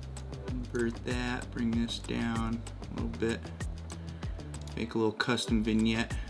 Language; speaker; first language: English; native; English